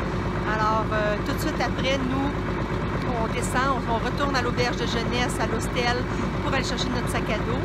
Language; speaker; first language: French; native; French